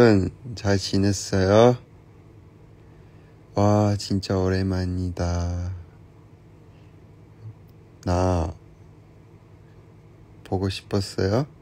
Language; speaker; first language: Korean; non-native, fluent; Cantonese